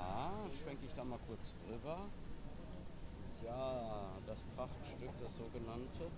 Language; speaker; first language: German; native; German